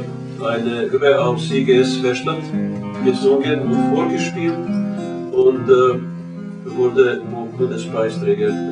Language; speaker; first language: German; non-native, learner; Croatian